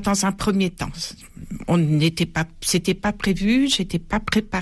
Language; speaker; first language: French; native; French